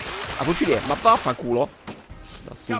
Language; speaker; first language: Italian; native; Italian